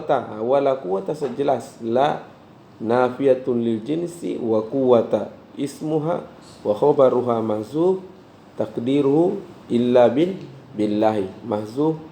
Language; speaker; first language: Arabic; non-native, fluent; Indonesian